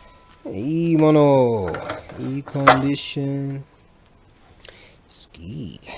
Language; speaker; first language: Japanese; non-native, learner; English